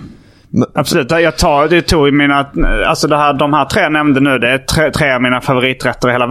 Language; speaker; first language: Swedish; native; Swedish